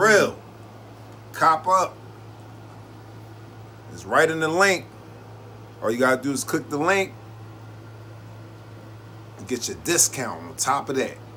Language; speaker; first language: English; native; English